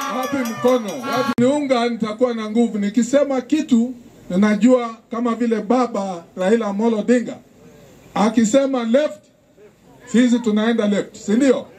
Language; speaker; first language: Swahili; non-native, local second language; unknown